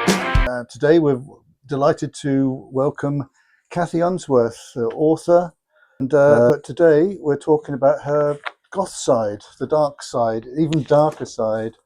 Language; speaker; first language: English; native; English